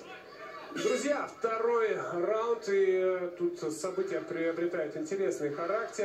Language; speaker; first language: Russian; native; Russian